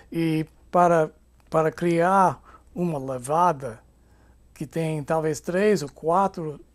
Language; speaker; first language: Portuguese; non-native, fluent; English